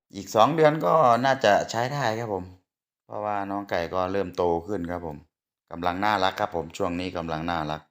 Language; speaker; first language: Thai; native; Thai